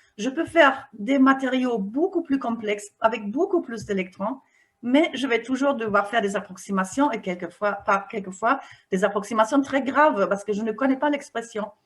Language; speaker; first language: French; non-native, fluent; German